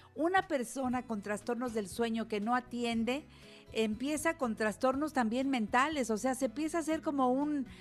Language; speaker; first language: Spanish; native; Spanish